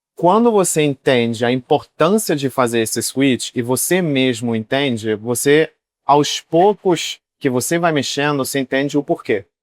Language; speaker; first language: Portuguese; non-native, fluent; Italian